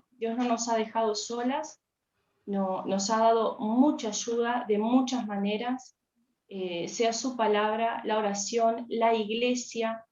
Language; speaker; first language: Spanish; native; Spanish